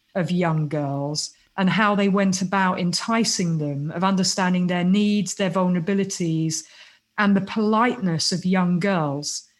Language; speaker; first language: English; native; English